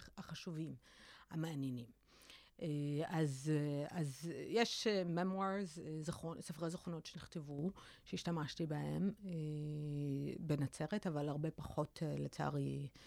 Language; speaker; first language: Hebrew; non-native, local second language; Arabic